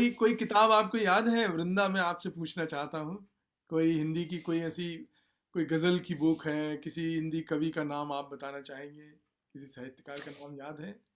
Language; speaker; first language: Hindi; native; Hindi